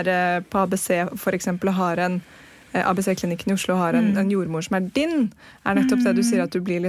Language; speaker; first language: Norwegian; native; Norwegian